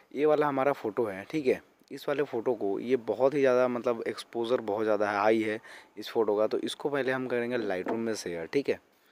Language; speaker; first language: Hindi; native; Hindi